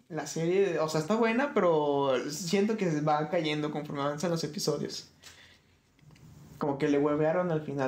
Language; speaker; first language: Spanish; native; Spanish